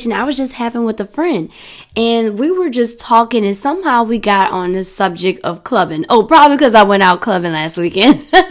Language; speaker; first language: English; native; English